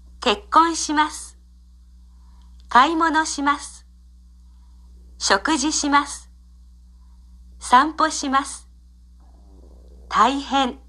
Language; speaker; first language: Japanese; non-native, learner; Indonesian